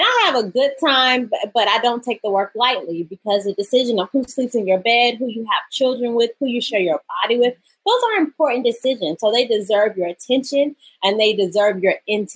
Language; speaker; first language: English; native; English